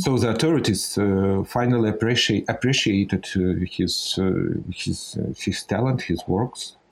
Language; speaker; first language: English; non-native, fluent; Russian